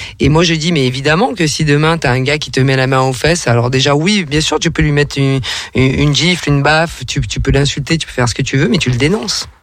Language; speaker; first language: French; native; French